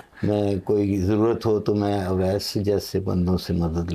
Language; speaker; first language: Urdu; non-native, local second language; Punjabi